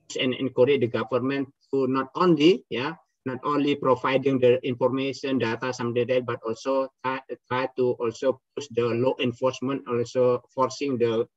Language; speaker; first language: English; non-native, fluent; Indonesian